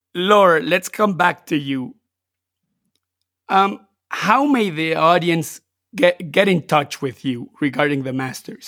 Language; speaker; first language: English; non-native, fluent; Spanish